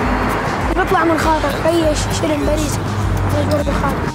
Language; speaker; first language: Arabic; native; Arabic